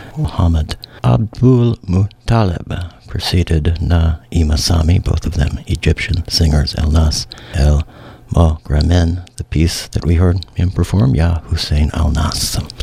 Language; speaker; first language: English; native; English